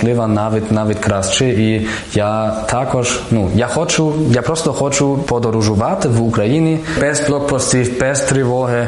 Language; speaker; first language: Ukrainian; non-native, learner; German